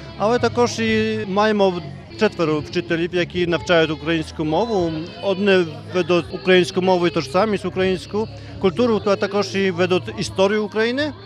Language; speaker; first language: Ukrainian; early bilingual, heritage; Ukrainian